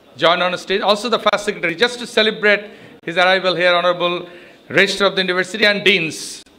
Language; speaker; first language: English; non-native, local second language; Bangla